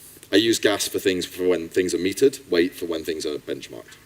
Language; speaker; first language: English; native; English